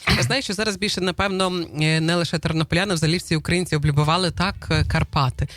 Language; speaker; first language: Ukrainian; native; Ukrainian